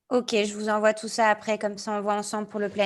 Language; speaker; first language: French; native; French